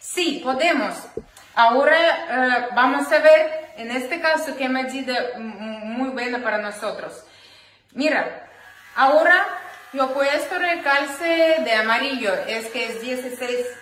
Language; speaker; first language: Spanish; non-native, learner; Ukrainian